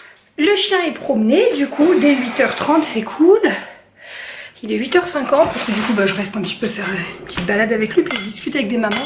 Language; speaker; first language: French; native; French